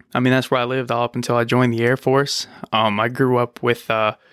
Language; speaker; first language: English; native; English